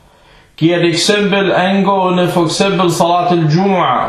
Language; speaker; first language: Danish; non-native, fluent; Arabic